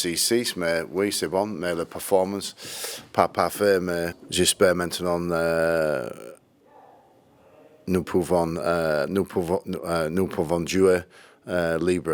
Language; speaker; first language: French; non-native, learner; English